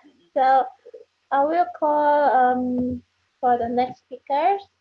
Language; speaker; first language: English; non-native, fluent; Indonesian